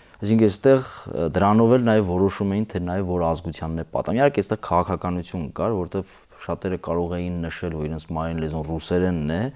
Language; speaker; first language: Armenian; native; Armenian